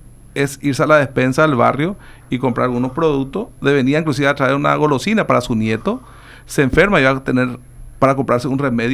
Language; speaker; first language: Spanish; native; Spanish